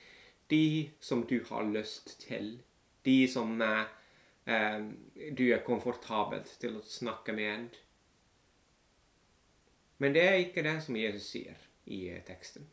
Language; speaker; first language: Norwegian; non-native, fluent; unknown